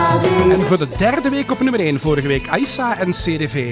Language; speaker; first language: Dutch; native; Dutch